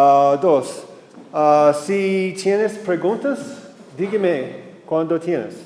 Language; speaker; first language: Spanish; non-native, learner; English